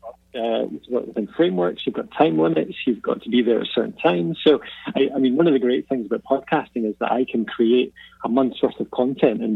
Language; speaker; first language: English; native; English